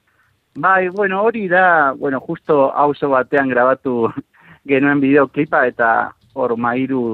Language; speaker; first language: Basque; non-native, fluent; Spanish